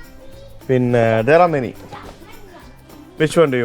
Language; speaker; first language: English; non-native, local second language; Malayalam